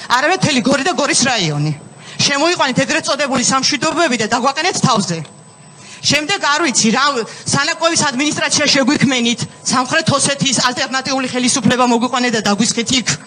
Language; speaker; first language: Georgian; native; Georgian